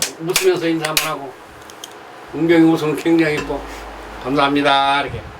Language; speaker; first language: Korean; native; Korean